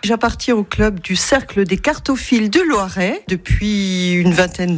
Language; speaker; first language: French; native; French